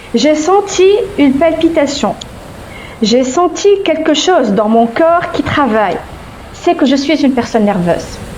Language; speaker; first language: French; non-native, local second language; Arabic